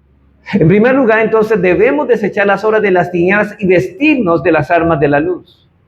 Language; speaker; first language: Spanish; native; Spanish